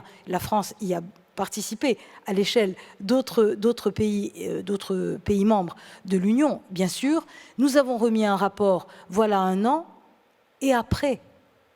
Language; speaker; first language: French; native; French